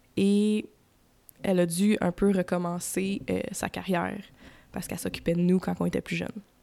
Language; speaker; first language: French; native; French